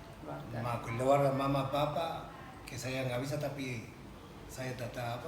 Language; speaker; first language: Indonesian; non-native, fluent; Spanish